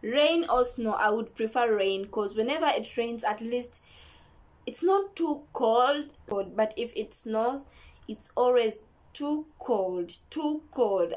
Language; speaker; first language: English; non-native, local second language; Ganda